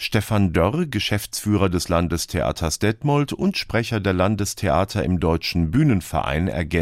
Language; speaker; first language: German; native; German